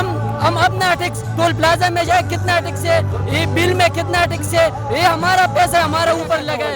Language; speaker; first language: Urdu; non-native, local second language; Pashto